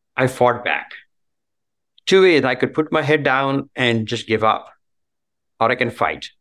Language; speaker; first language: English; non-native, local second language; Marathi